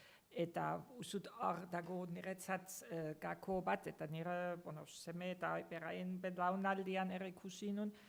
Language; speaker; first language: Basque; non-native, fluent; German